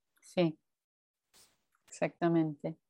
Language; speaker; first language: Spanish; non-native, fluent; English